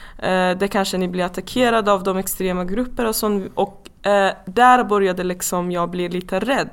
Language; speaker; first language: Swedish; non-native, fluent; Persian